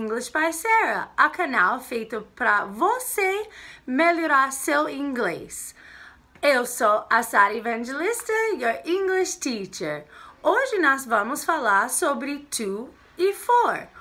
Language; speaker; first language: Portuguese; non-native, fluent; English